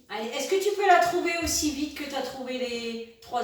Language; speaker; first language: French; native; French